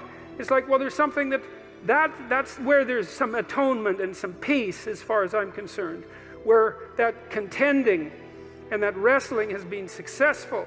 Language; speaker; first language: English; native; English